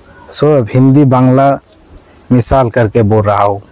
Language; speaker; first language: Hindi; non-native, local second language; Bangla